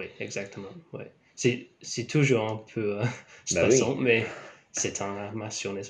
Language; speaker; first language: French; non-native, learner; English